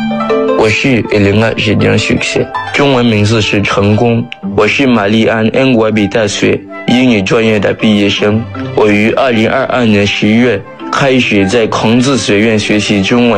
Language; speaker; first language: Chinese; non-native, fluent; French